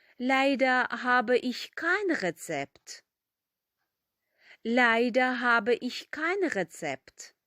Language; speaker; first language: German; non-native, fluent; Ukrainian